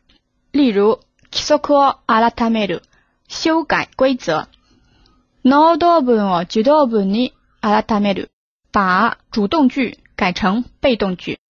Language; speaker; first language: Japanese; non-native, fluent; Chinese